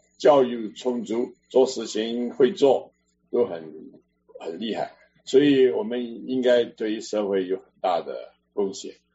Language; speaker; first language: Chinese; native; Chinese